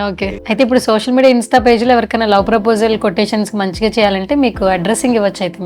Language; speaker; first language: Telugu; native; Telugu